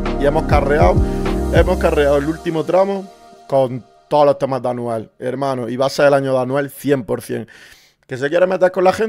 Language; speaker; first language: Spanish; native; Spanish